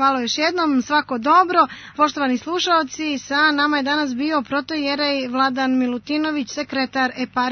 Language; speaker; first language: Croatian; native; Croatian